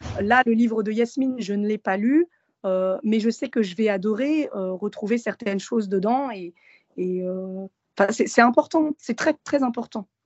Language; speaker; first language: French; early bilingual, other home language; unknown